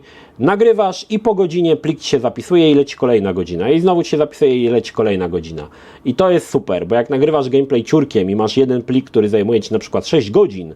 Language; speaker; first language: Polish; native; Polish